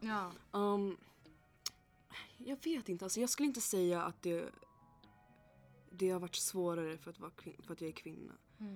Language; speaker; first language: Swedish; early bilingual, other home language; English